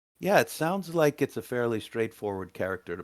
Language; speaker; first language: English; native; English